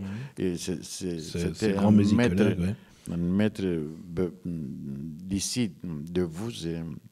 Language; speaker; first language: French; non-native, fluent; Romanian